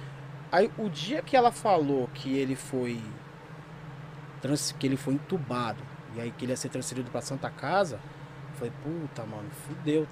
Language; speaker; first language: Portuguese; native; Portuguese